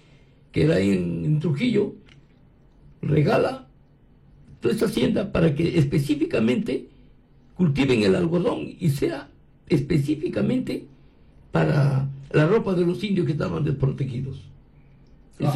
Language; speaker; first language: Spanish; native; Spanish